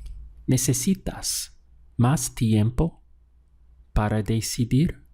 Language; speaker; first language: Spanish; non-native, fluent; English